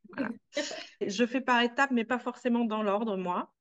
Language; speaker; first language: French; native; French